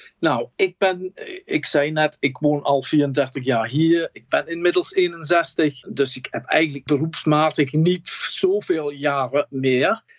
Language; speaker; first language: Dutch; non-native, fluent; English